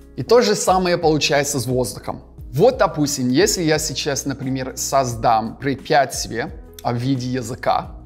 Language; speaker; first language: Russian; non-native, fluent; English